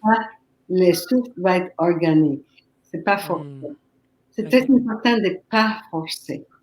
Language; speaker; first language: French; non-native, fluent; Spanish